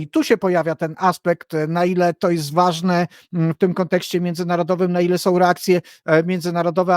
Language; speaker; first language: Polish; native; Polish